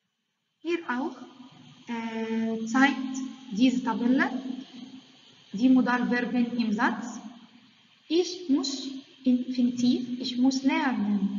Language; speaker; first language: German; non-native, learner; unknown